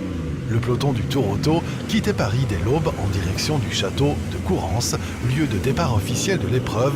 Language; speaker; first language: French; native; French